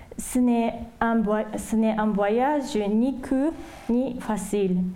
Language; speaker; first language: French; non-native, fluent; Japanese